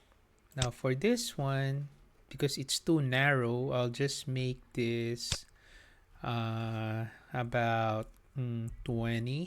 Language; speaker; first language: English; non-native, local second language; Filipino